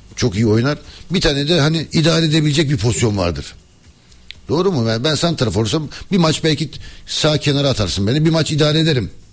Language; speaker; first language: Turkish; early bilingual, heritage; Turkish